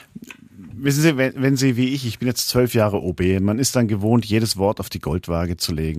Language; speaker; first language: German; native; German